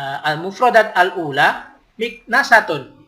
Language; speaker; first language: Arabic; non-native, fluent; Indonesian